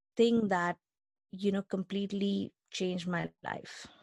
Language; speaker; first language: English; non-native, local second language; Hindi